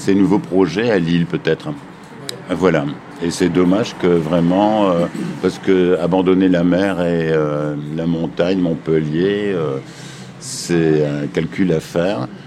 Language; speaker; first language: French; native; French